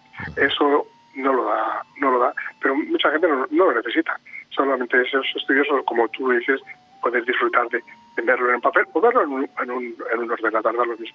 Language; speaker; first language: Spanish; native; Spanish